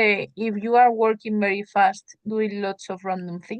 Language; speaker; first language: English; non-native, learner; Spanish